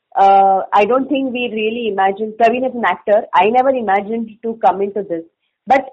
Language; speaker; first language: English; non-native, local second language; Tamil